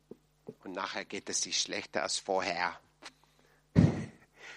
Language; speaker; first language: German; non-native, fluent; English